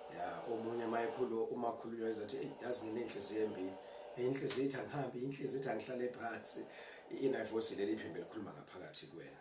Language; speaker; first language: Zulu; native; Zulu